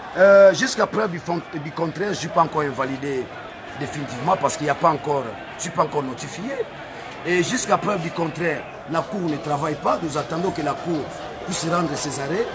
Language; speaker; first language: French; non-native, local second language; Lingala